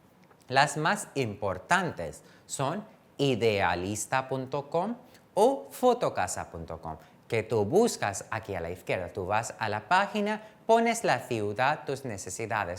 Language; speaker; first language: Spanish; non-native, fluent; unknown